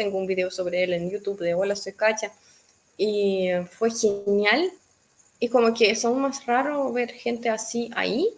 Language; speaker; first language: Spanish; non-native, fluent; Russian